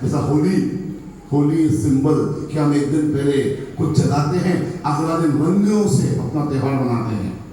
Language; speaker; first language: Hindi; non-native, local second language; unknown